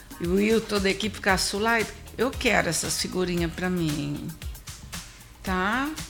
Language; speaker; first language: Portuguese; native; Portuguese